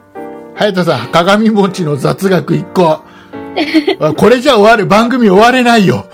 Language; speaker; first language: Japanese; native; Japanese